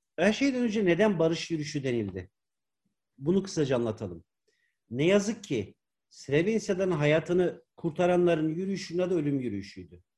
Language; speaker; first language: Turkish; native; Turkish